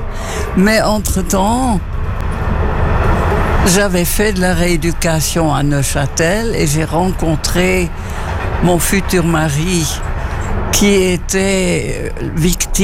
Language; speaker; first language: French; non-native, fluent; Dutch